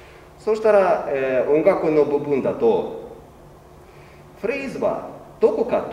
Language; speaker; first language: Japanese; non-native, learner; Russian